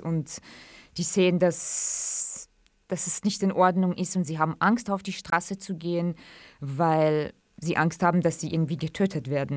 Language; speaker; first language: German; non-native, fluent; Kurdish